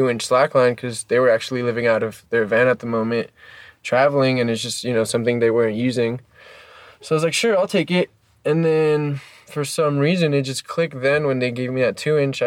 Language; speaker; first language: English; early bilingual, other home language; French